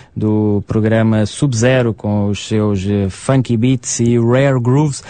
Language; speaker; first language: Portuguese; native; Portuguese